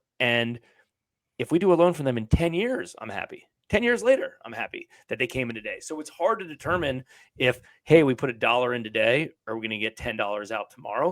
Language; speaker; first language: English; native; English